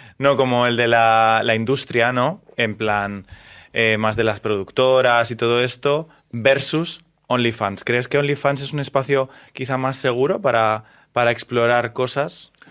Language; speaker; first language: Spanish; native; Spanish